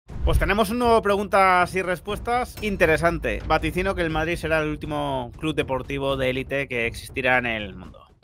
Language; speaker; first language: Spanish; native; Spanish